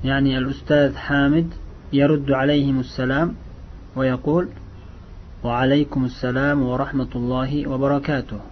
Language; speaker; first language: Arabic; non-native, fluent; Uzbek